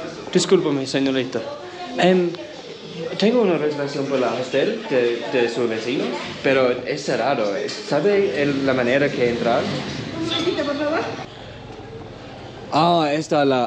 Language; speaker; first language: Spanish; non-native, learner; English